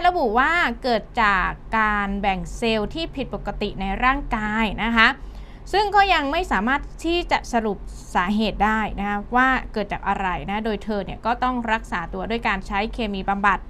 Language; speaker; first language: Thai; native; Thai